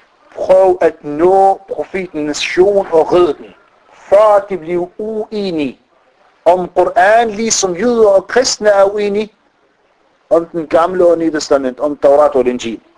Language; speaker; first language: Danish; non-native, fluent; Arabic